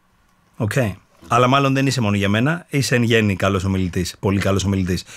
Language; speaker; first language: Greek; native; Greek